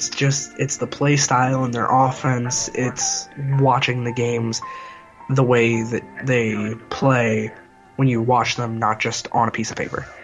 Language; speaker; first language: English; native; English